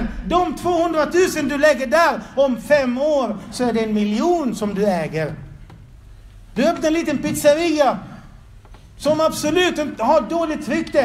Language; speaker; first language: Swedish; non-native, fluent; Arabic